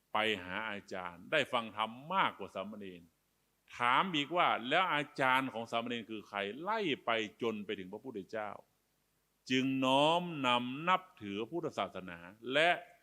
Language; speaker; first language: Thai; native; Thai